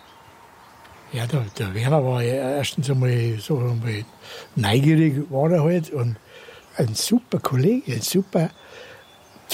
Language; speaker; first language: German; native; German